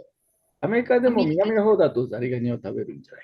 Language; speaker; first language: Japanese; native; Japanese